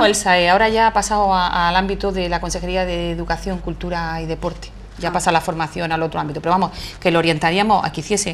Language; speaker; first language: Spanish; native; Spanish